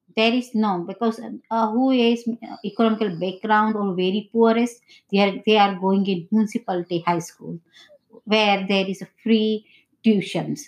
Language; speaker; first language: English; non-native, local second language; Gujarati